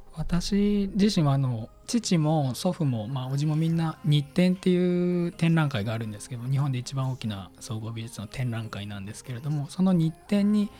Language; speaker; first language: Japanese; native; Japanese